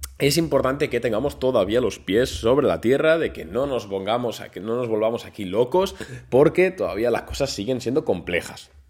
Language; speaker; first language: Spanish; native; Spanish